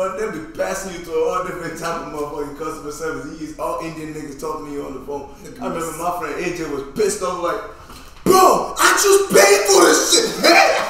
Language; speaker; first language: English; native; English